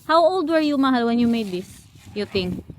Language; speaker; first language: English; non-native, local second language; Filipino